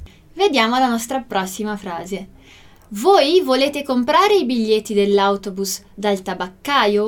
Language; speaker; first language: Italian; non-native, fluent; Portuguese